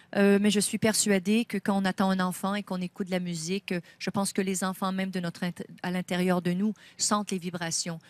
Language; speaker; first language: French; native; French